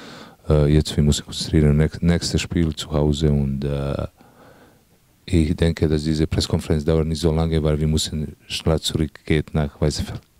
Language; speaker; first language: German; non-native, fluent; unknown